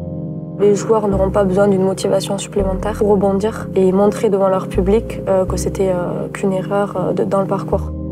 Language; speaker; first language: French; native; French